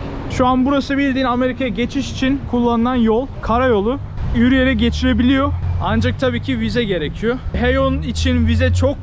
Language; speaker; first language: Turkish; native; Turkish